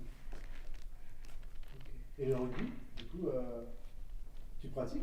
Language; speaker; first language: French; native; French